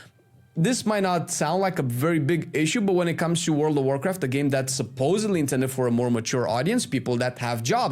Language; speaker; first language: English; native; English